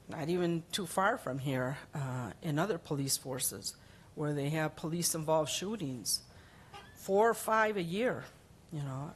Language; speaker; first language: English; early bilingual, other home language; Spanish